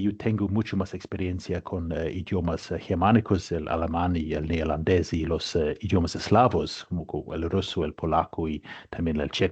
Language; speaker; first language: Spanish; non-native, fluent; English